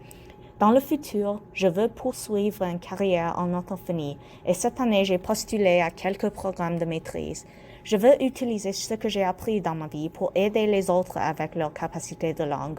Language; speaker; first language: French; non-native, local second language; English